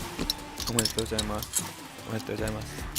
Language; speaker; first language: Japanese; non-native, learner; Korean